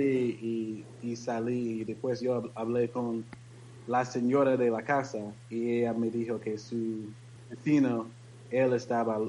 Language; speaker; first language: Spanish; non-native, learner; English